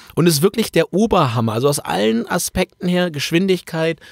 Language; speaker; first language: German; native; German